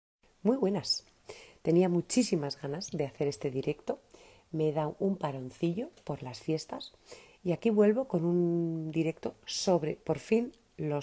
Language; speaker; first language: Spanish; native; Spanish